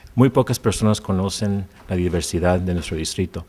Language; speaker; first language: Spanish; early bilingual, heritage; Spanish